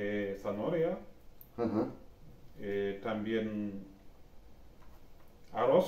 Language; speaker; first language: Spanish; non-native, learner; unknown